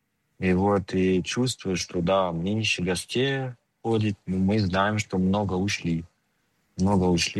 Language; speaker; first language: Russian; non-native, fluent; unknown